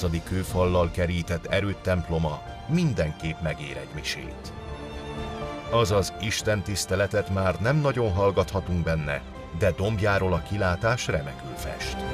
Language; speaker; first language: Hungarian; native; Hungarian